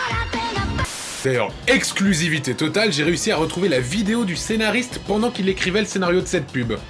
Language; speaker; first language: French; native; French